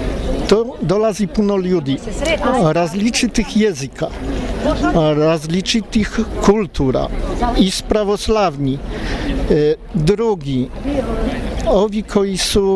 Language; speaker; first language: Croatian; non-native, learner; Polish